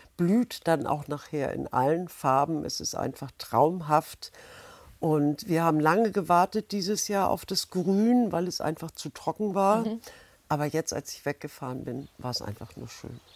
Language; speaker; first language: German; native; German